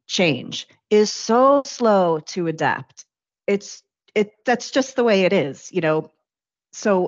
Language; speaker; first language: English; native; English